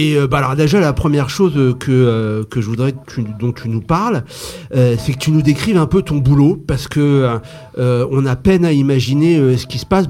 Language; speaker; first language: French; native; French